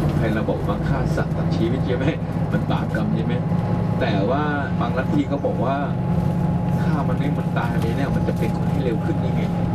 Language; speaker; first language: Thai; non-native, fluent; Vietnamese